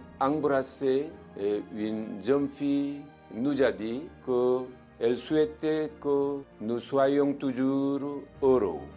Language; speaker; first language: French; non-native, fluent; Korean